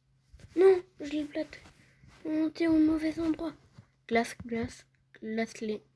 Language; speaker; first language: French; native; French